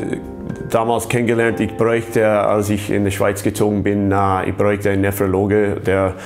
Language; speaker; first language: German; non-native, fluent; English